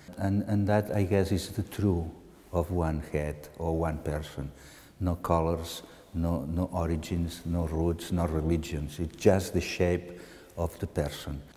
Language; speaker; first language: English; non-native, fluent; Catalan